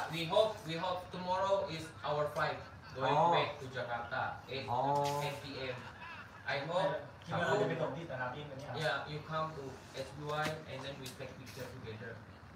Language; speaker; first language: English; non-native, learner; Indonesian